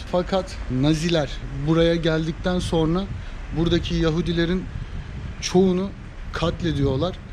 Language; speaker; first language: Turkish; native; Turkish